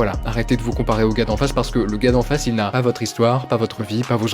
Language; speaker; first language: French; native; French